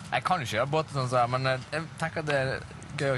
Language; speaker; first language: Norwegian; native; Norwegian